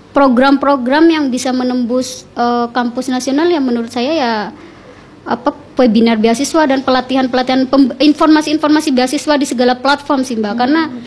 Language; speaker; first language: Indonesian; non-native, local second language; Madurese